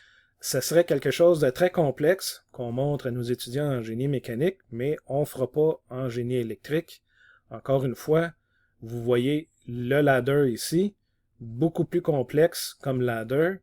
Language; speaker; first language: French; native; French